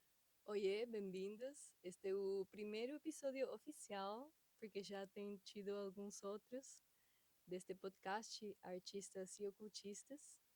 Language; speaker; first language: Portuguese; non-native, fluent; Spanish